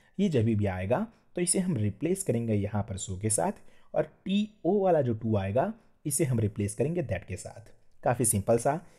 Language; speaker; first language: Hindi; non-native, local second language; Gujarati